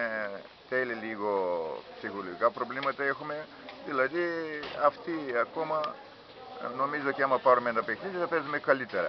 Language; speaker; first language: Greek; non-native, learner; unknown